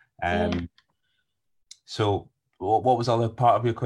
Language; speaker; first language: English; native; English